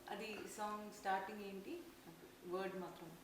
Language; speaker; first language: Telugu; non-native, learner; Tamil